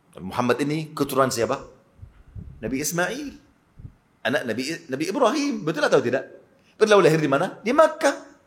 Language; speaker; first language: Malay; non-native, fluent; Arabic